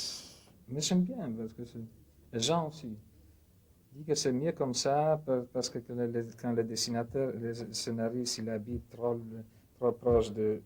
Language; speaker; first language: French; non-native, fluent; Polish